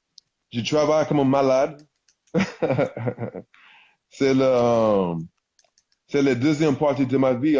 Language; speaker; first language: French; non-native, learner; English